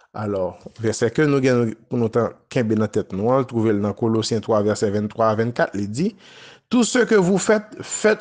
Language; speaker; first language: French; non-native, local second language; Haitian Creole